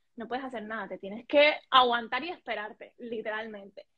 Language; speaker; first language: Spanish; native; Spanish